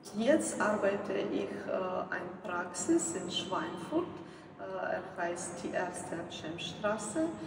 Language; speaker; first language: German; non-native, learner; Ukrainian